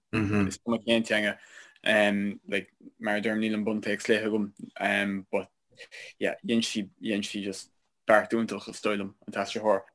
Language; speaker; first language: Irish; non-native, local second language; English